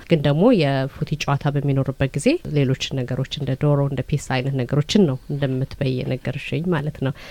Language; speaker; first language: Amharic; native; Amharic